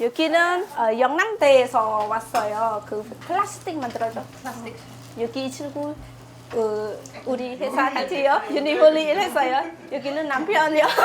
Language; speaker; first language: Korean; non-native, learner; Khmer